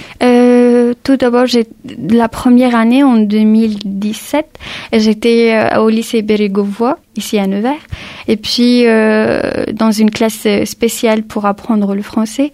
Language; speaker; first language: French; early bilingual, other home language; Arabic